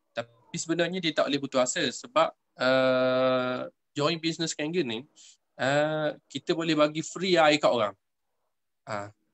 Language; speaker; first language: Malay; native; Malay